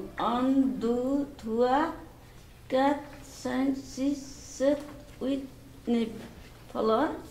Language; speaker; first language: French; non-native, learner; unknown